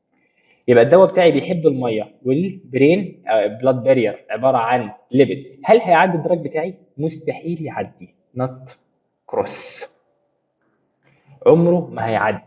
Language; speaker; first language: Arabic; native; Arabic